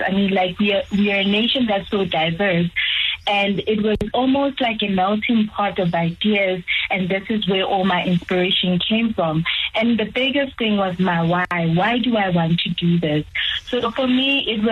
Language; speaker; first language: English; non-native, local second language; Tswana